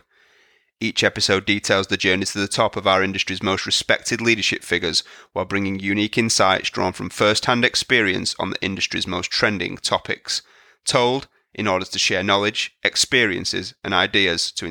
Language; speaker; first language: English; native; English